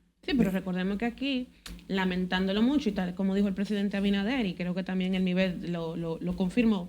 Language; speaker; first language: Spanish; native; Spanish